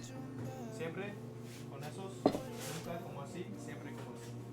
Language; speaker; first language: Spanish; non-native, learner; English